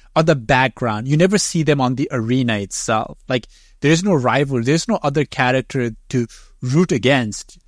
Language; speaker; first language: English; non-native, fluent; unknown